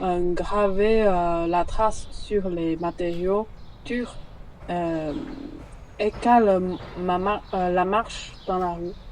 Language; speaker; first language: French; non-native, fluent; Chinese